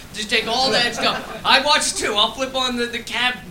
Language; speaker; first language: English; native; English